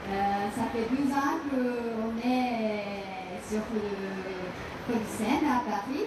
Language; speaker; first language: French; non-native, fluent; Japanese